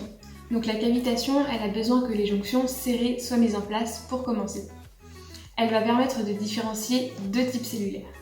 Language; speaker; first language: French; native; French